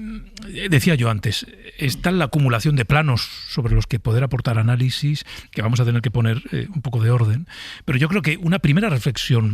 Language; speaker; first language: Spanish; native; Spanish